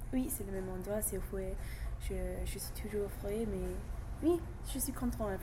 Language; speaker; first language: French; non-native, learner; English